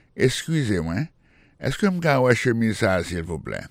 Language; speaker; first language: French; non-native, learner; Haitian Creole